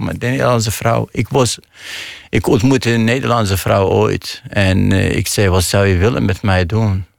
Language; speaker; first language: Dutch; non-native, fluent; Arabic